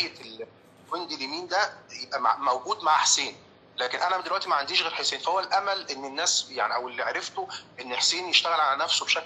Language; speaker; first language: Arabic; native; Arabic